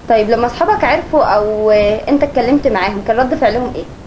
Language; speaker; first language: Arabic; native; Arabic